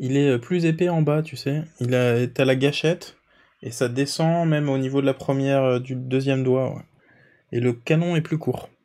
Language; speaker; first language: French; native; French